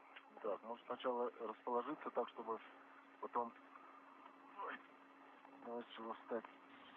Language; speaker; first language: Russian; native; Russian